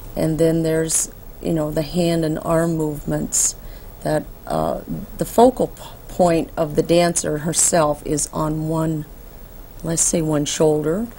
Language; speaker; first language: English; native; English